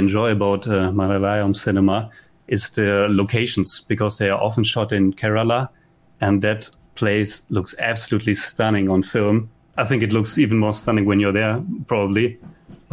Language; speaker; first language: English; non-native, fluent; German